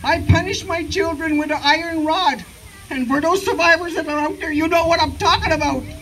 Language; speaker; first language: English; native; English